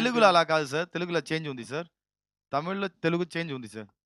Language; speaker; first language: Telugu; non-native, learner; Tamil